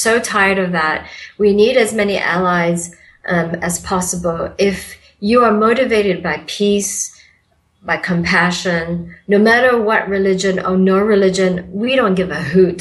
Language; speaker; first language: English; non-native, local second language; Malay